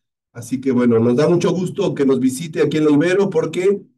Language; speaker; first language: Spanish; native; Spanish